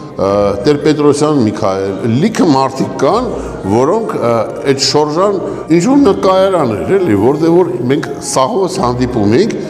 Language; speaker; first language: Armenian; native; Armenian